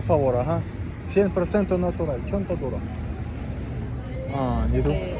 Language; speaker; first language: Spanish; non-native, learner; Russian